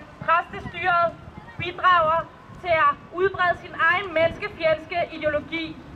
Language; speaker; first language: Danish; early bilingual, other home language; Persian